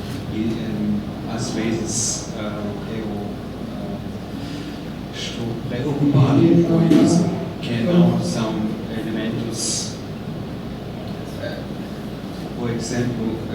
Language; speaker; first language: Portuguese; non-native, fluent; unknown